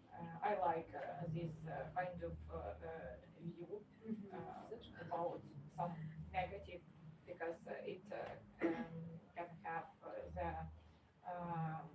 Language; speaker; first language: English; non-native, fluent; Ukrainian